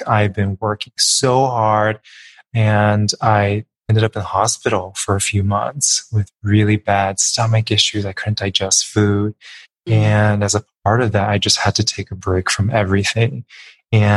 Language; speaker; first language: English; native; English